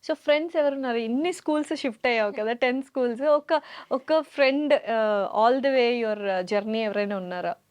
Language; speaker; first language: Telugu; native; Telugu